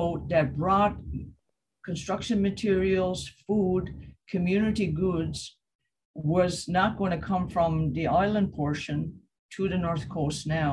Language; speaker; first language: English; native; English